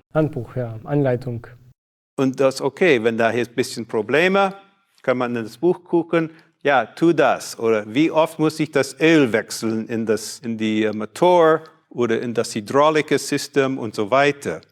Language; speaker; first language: German; non-native, fluent; English